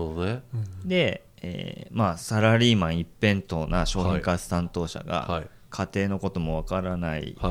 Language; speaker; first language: Japanese; native; Japanese